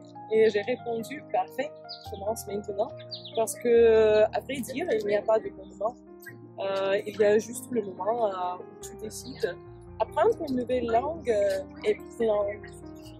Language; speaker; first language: French; non-native, fluent; English